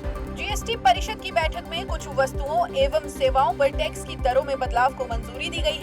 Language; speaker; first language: Hindi; native; Hindi